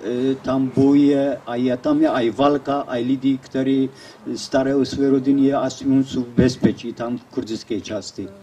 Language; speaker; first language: Czech; non-native, learner; Kurdish